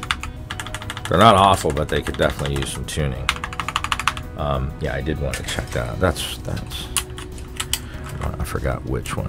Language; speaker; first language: English; native; English